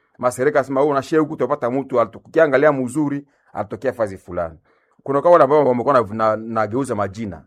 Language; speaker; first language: Swahili; non-native, local second language; Nande